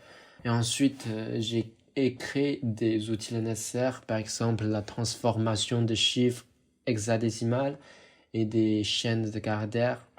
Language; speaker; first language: French; non-native, fluent; Chinese